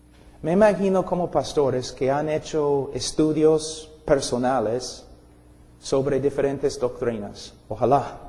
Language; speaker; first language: Spanish; non-native, fluent; English